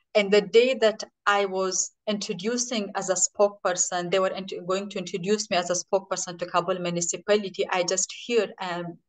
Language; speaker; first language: English; non-native, fluent; Persian